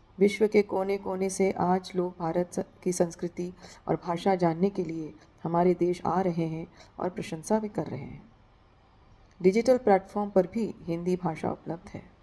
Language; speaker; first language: Hindi; native; Hindi